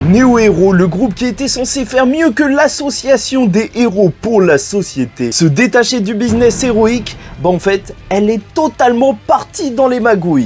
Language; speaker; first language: French; native; French